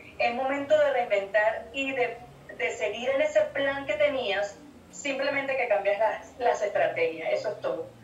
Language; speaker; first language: Spanish; native; Spanish